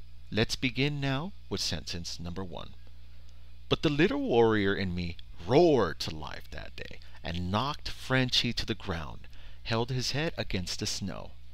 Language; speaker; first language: English; early bilingual, other home language; Spanish